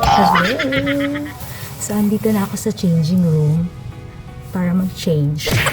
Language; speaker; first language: Filipino; native; Filipino